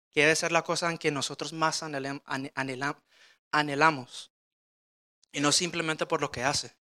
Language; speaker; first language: Spanish; early bilingual, heritage; Spanish